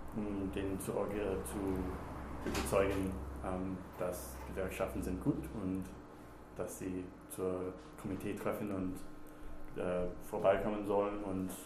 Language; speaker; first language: German; non-native, fluent; English